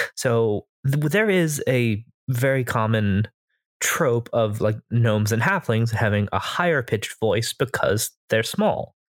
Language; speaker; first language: English; native; English